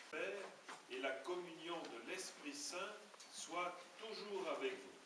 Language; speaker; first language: French; native; French